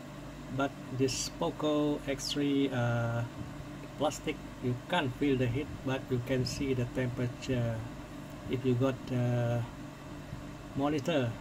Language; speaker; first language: English; non-native, fluent; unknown